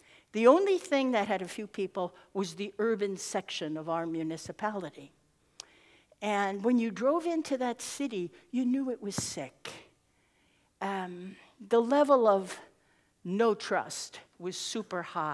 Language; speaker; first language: English; native; English